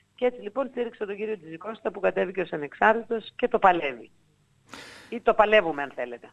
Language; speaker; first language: Greek; native; Greek